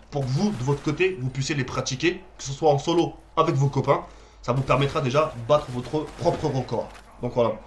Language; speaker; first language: French; early bilingual, other home language; Arabic